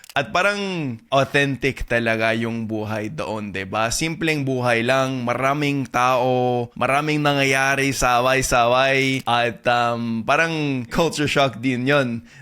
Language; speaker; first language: Filipino; non-native, fluent; English